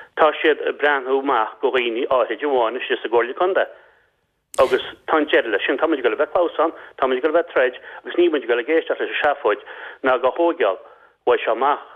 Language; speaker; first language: Irish; native; Irish